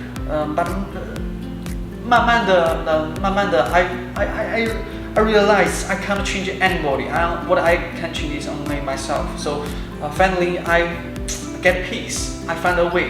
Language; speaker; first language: English; non-native, learner; Chinese